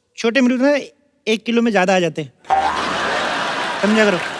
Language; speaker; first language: Hindi; native; Hindi